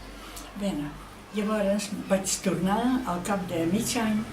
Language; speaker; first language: Catalan; non-native, fluent; Dutch